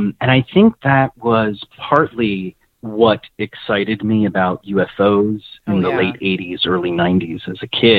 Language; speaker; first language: English; native; English